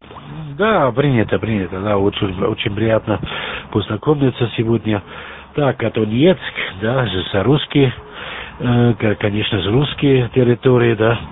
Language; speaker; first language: Russian; non-native, learner; German